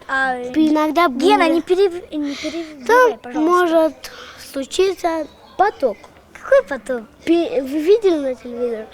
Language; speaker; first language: Russian; non-native, local second language; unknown